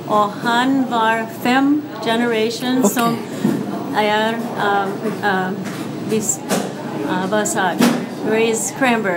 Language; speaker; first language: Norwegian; early bilingual, heritage; English